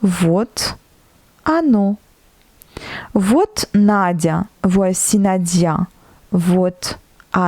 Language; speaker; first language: Russian; non-native, fluent; French